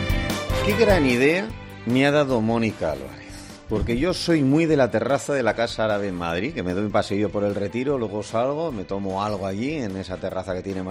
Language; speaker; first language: Spanish; native; Spanish